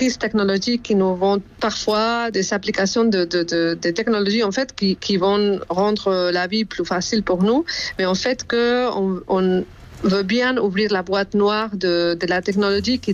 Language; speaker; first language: French; non-native, fluent; Spanish